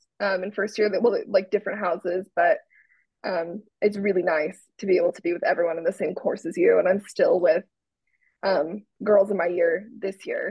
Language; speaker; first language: English; native; English